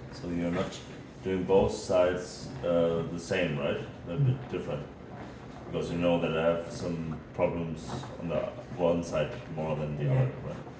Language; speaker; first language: English; non-native, fluent; German